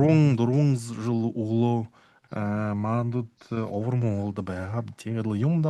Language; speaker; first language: Mongolian; non-native, learner; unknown